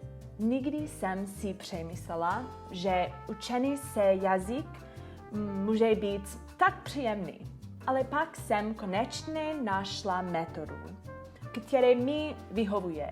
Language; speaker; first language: Czech; non-native, learner; English